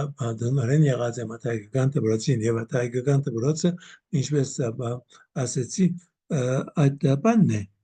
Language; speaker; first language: Armenian; early bilingual, heritage; Armenian